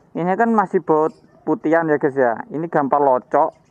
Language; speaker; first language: Indonesian; native; Indonesian